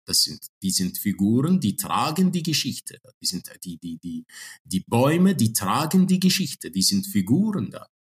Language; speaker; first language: German; non-native, fluent; Arabic